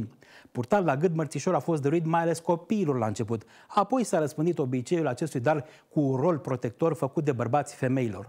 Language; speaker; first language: Romanian; native; Romanian